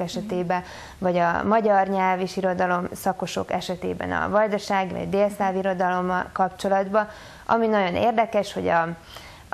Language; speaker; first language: Hungarian; native; Hungarian